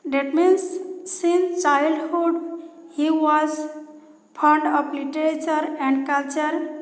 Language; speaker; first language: English; non-native, local second language; Assamese